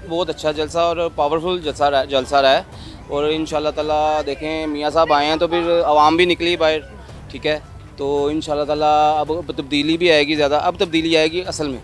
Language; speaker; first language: Urdu; non-native, local second language; Punjabi